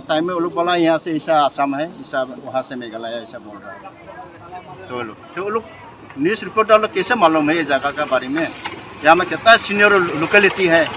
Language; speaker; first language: Hindi; non-native, local second language; Khasi